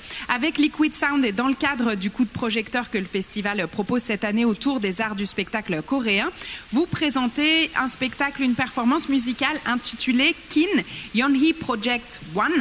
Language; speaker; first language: French; native; French